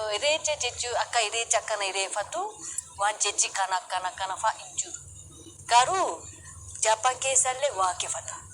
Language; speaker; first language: Oromo; non-native, fluent; Japanese